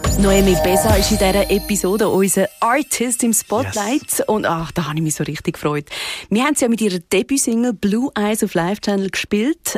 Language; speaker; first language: German; native; German